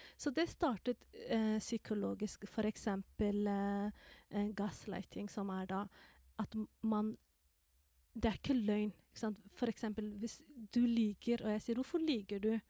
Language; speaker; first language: Norwegian; non-native, fluent; Somali